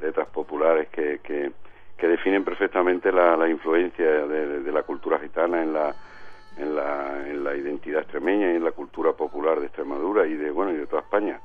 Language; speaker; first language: Spanish; native; Spanish